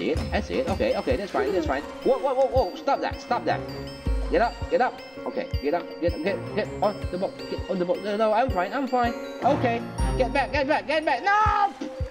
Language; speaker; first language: English; non-native, fluent; Indonesian